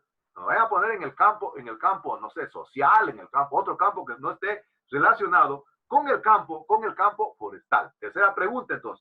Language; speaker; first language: Spanish; native; Spanish